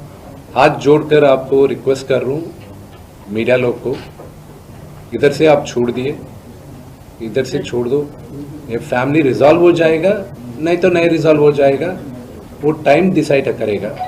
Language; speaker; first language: Hindi; non-native, local second language; Telugu